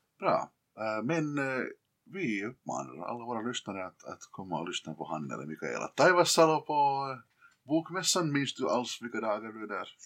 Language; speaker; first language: Swedish; native; Swedish